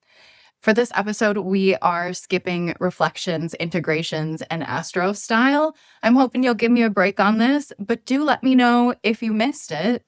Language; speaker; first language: English; native; English